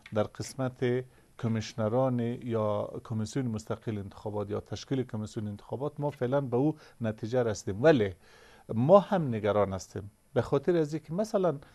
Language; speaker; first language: Persian; native; Persian